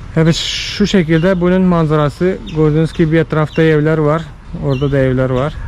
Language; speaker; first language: Turkish; non-native, fluent; Malayalam